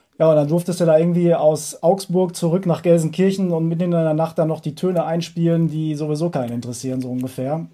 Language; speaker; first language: German; native; German